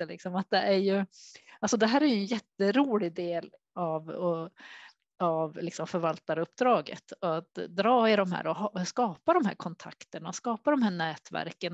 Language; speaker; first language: Swedish; native; Swedish